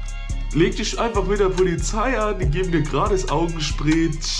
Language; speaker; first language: German; native; German